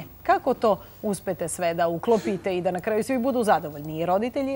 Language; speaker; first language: Serbian; native; Serbian